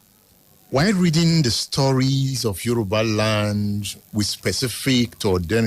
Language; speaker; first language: English; non-native, local second language; Yoruba